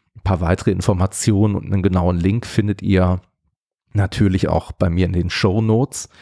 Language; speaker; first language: German; native; German